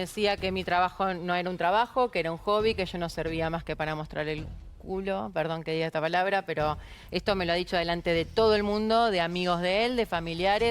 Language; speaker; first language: Spanish; native; Spanish